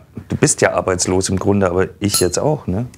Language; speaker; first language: German; native; German